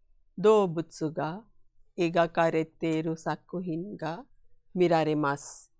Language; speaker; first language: Japanese; non-native, fluent; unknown